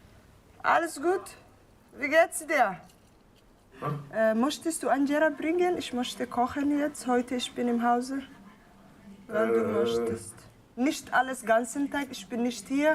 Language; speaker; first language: German; non-native, learner; Somali